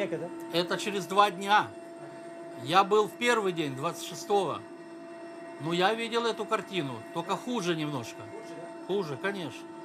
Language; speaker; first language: Russian; native; Russian